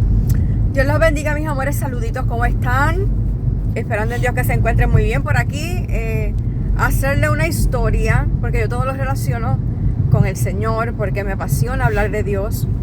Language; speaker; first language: Spanish; native; Spanish